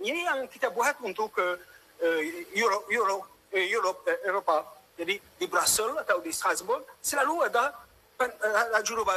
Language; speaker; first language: Indonesian; non-native, fluent; French